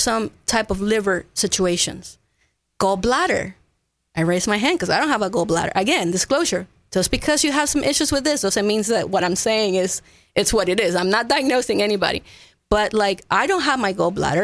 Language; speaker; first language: English; non-native, fluent; Spanish